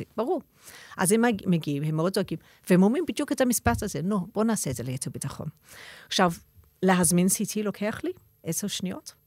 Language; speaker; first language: Hebrew; non-native, fluent; English